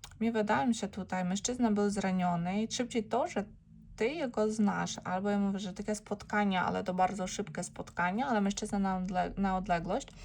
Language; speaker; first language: Polish; non-native, learner; Ukrainian